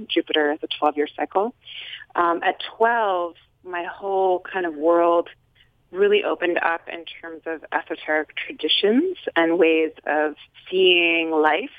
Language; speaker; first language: English; native; English